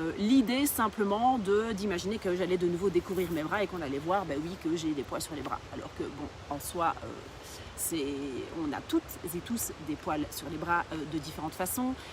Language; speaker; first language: French; early bilingual, other home language; Portuguese